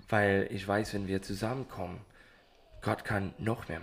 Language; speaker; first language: German; non-native, learner; English